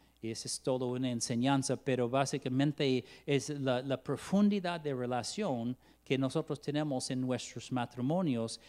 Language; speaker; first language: Spanish; non-native, fluent; English